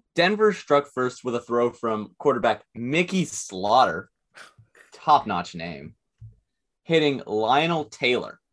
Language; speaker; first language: English; native; English